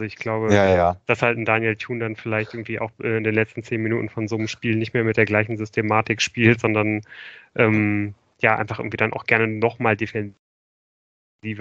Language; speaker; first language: German; native; German